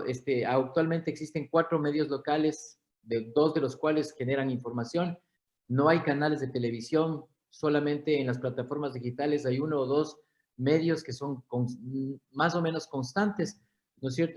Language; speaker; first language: Spanish; native; Spanish